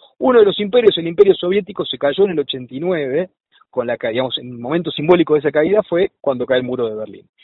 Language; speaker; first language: Spanish; native; Spanish